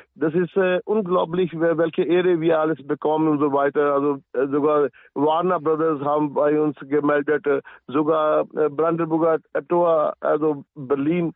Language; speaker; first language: German; non-native, fluent; Punjabi